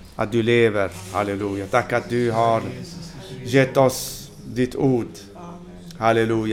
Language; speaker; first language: Swedish; non-native, fluent; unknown